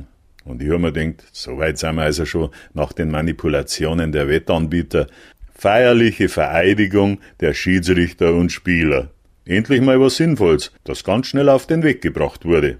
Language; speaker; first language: German; native; German